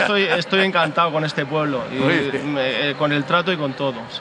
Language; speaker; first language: Spanish; native; Spanish